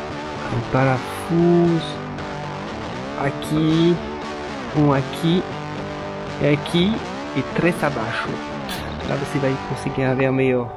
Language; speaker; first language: Portuguese; non-native, learner; French